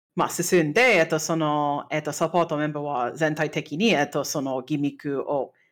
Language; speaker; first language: Japanese; non-native, fluent; English